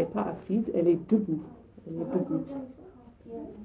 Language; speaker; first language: French; non-native, fluent; English